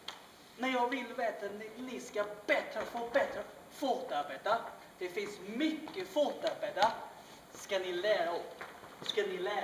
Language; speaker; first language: Swedish; non-native, learner; Chinese